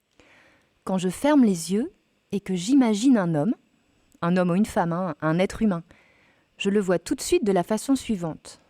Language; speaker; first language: French; native; French